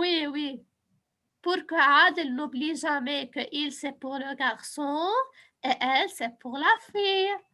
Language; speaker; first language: French; non-native, fluent; Arabic